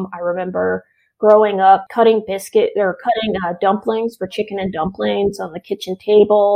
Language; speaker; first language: English; native; English